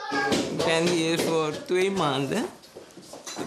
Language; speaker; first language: Dutch; non-native, local second language; Papiamento